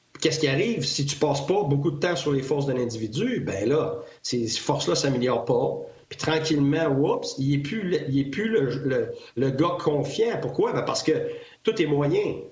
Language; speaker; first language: French; native; French